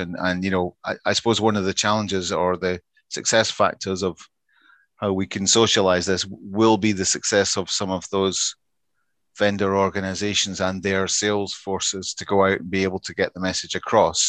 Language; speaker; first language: English; native; English